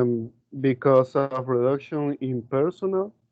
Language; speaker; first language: English; non-native, learner; Spanish